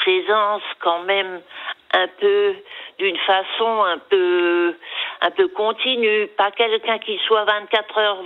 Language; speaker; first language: French; native; French